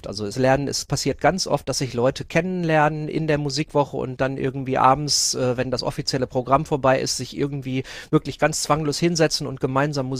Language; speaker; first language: German; native; German